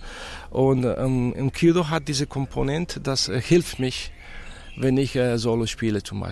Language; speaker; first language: German; non-native, fluent; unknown